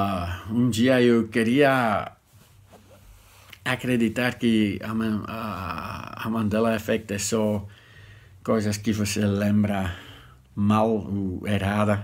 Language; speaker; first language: Portuguese; non-native, fluent; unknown